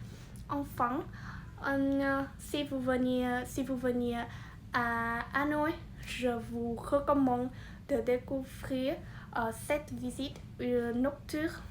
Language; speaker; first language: French; non-native, learner; Vietnamese